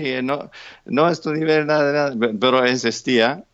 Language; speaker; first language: Spanish; non-native, fluent; English